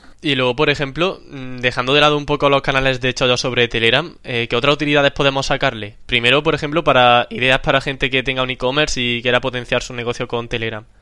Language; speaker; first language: Spanish; native; Spanish